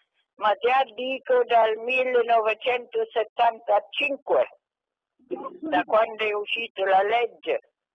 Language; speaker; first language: Italian; non-native, fluent; German